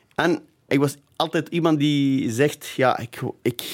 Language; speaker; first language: Dutch; non-native, fluent; Kurdish